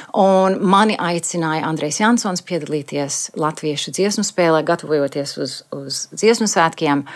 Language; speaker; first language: Latvian; early bilingual, heritage; Latvian